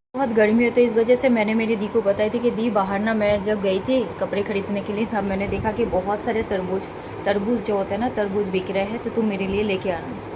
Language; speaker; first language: Hindi; non-native, local second language; Bangla